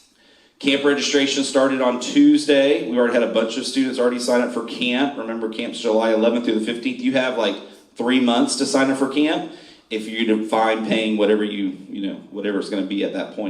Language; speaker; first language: English; native; English